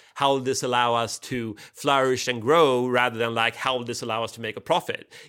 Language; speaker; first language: English; non-native, fluent; Swedish